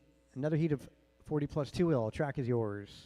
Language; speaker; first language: English; native; English